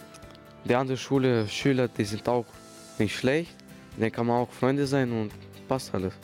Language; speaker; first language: German; non-native, learner; Slovenian